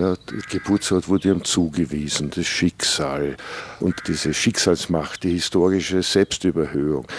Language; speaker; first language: German; native; German